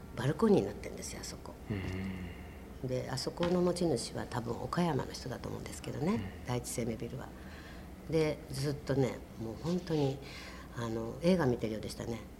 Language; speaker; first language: Japanese; native; Japanese